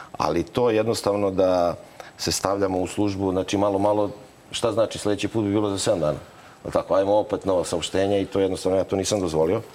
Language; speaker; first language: Serbian; native; Serbian